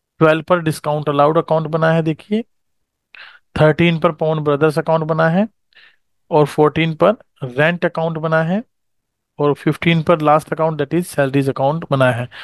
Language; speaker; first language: Hindi; native; Hindi